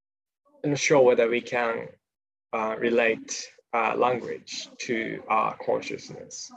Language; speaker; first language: English; non-native, fluent; Japanese